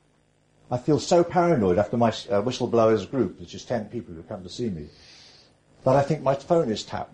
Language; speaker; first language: English; native; English